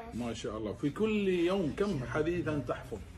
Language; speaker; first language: Arabic; native; Arabic